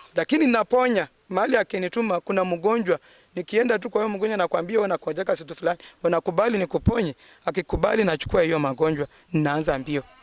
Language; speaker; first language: Swahili; non-native, local second language; Luyia